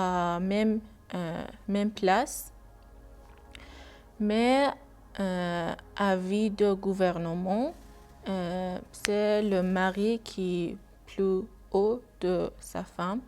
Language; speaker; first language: French; non-native, learner; Persian